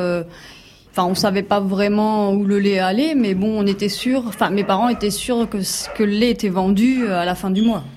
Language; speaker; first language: French; native; French